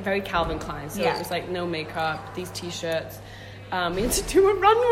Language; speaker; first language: English; native; English